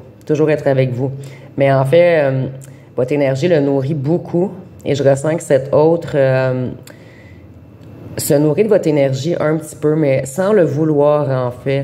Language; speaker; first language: French; native; French